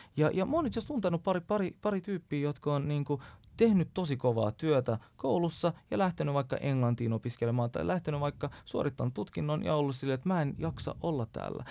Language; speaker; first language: Finnish; early bilingual, other home language; Turkish